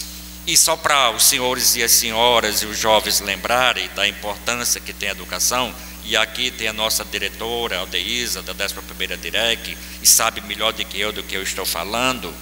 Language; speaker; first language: Portuguese; native; Portuguese